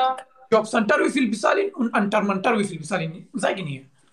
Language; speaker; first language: German; non-native, learner; Turkish